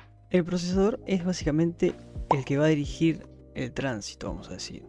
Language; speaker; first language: Spanish; native; Spanish